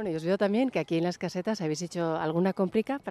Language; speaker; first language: Spanish; native; Spanish